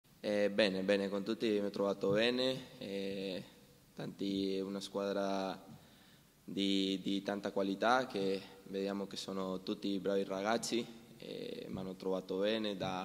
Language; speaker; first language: Italian; non-native, learner; Spanish